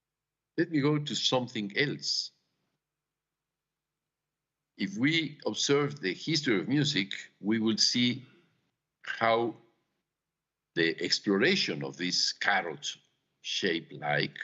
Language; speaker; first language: English; non-native, fluent; Spanish